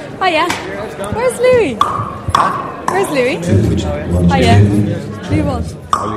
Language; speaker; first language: English; native; English